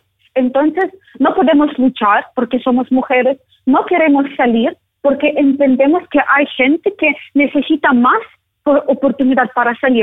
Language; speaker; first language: Spanish; non-native, learner; Ukrainian